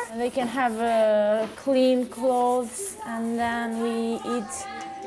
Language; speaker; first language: English; non-native, learner; Albanian